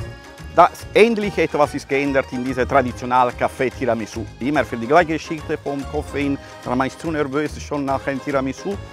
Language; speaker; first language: German; non-native, fluent; Italian